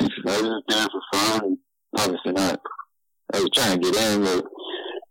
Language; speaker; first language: English; native; English